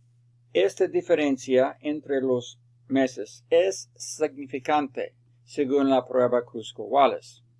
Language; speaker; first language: Spanish; non-native, fluent; English